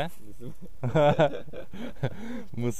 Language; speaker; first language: Japanese; non-native, learner; Russian